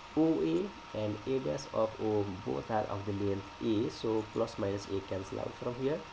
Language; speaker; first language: English; non-native, local second language; Nepali